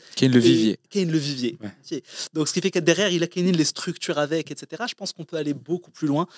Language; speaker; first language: French; non-native, local second language; Arabic